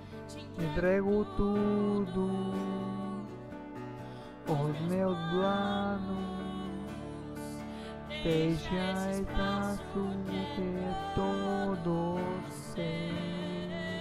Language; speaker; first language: Portuguese; non-native, learner; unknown